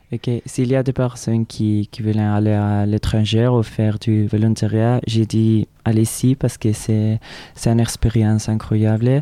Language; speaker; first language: French; non-native, learner; Spanish